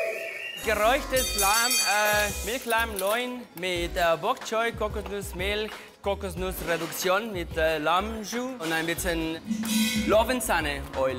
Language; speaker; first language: German; non-native, learner; Spanish